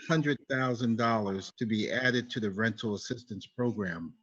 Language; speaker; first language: English; native; English